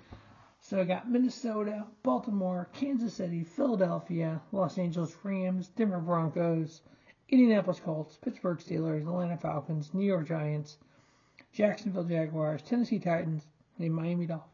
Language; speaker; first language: English; native; English